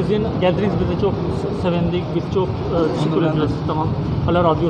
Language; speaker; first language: Turkish; non-native, learner; Urdu